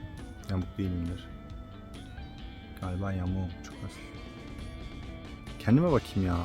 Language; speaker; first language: Turkish; native; Turkish